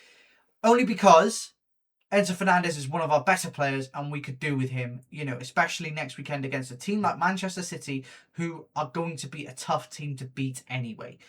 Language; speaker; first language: English; native; English